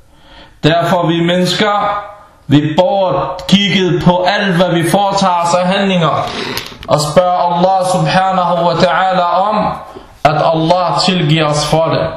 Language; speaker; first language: Danish; non-native, fluent; Arabic